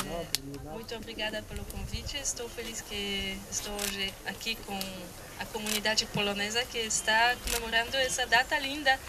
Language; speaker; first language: Portuguese; non-native, fluent; Polish